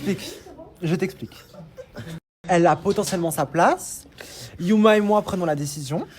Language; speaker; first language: French; native; French